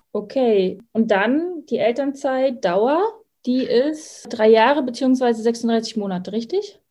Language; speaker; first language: German; native; German